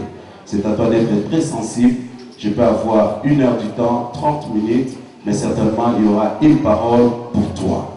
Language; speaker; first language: French; non-native, local second language; Lingala